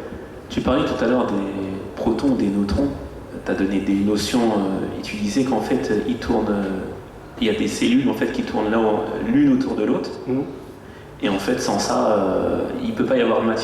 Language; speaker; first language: French; native; French